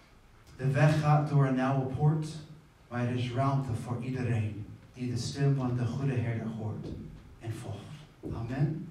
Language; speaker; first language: Dutch; non-native, fluent; English